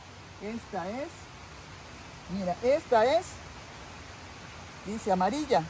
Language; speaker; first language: Spanish; native; Spanish